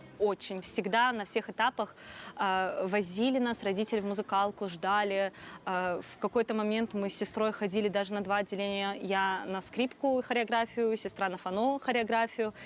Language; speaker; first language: Russian; non-native, local second language; Crimean Tatar